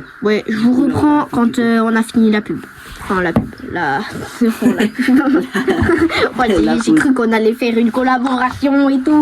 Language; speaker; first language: French; native; French